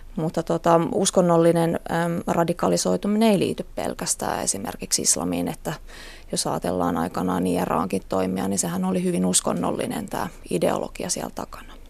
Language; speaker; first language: Finnish; native; Finnish